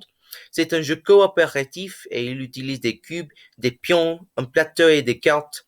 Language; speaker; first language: French; non-native, learner; English